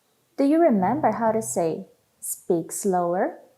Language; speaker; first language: English; non-native, fluent; Portuguese